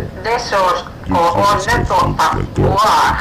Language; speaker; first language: French; non-native, learner; Finnish